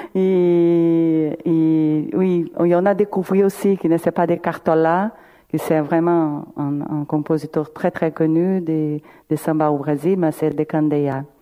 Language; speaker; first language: French; non-native, fluent; Portuguese